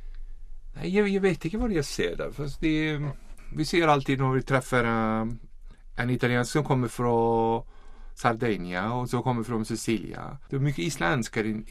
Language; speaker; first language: Swedish; non-native, learner; Icelandic